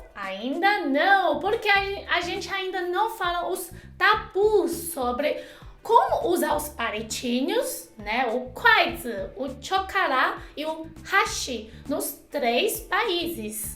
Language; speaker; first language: Portuguese; non-native, fluent; Chinese